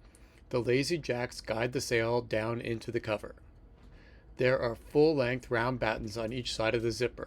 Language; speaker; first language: English; native; English